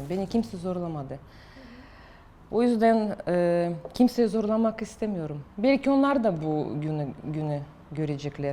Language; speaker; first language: Turkish; non-native, fluent; Russian